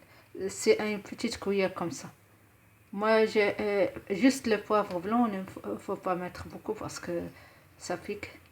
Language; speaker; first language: French; non-native, local second language; Arabic